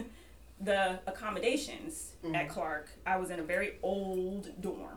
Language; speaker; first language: English; native; English